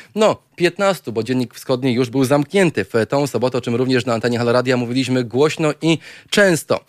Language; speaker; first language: Polish; native; Polish